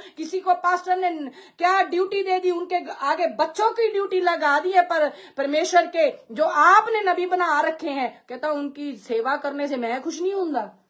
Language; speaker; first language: Hindi; non-native, local second language; Punjabi